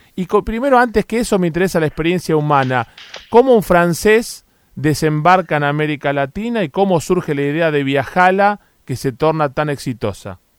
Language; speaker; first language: Spanish; native; Spanish